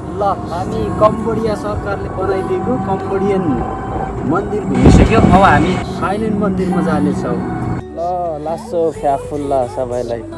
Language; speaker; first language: Nepali; non-native, local second language; Eastern Tamang